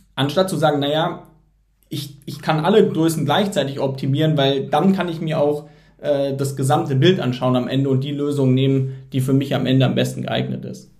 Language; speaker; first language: German; native; German